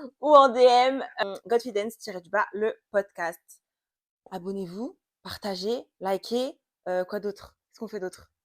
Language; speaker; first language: French; native; French